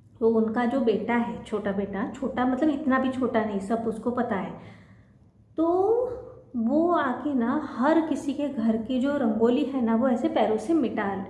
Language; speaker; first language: Hindi; non-native, local second language; Marathi